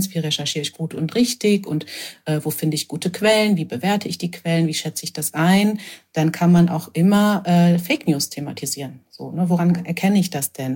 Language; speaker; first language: German; native; German